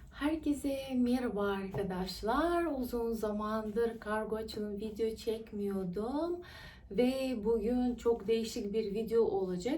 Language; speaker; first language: Turkish; non-native, fluent; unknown